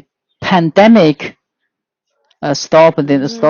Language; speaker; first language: English; non-native, learner; Chinese